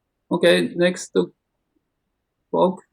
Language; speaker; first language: English; non-native, learner; Japanese